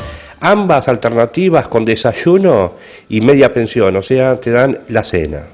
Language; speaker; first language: Spanish; native; Spanish